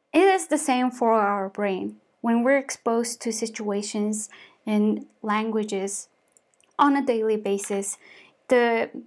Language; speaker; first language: English; non-native, fluent; Mongolian